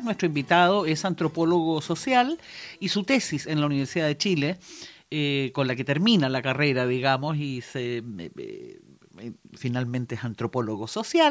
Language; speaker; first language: Spanish; native; Spanish